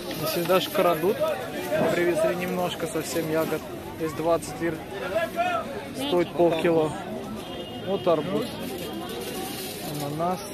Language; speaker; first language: Russian; early bilingual, heritage; Russian